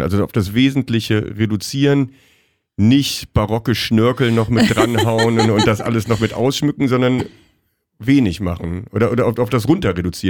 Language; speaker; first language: German; native; German